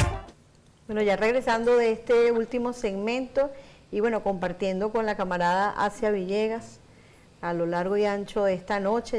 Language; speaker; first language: Spanish; native; Spanish